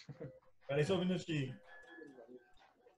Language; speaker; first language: Spanish; non-native, learner; Portuguese